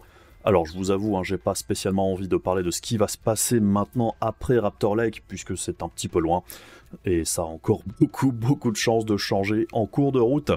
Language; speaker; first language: French; native; French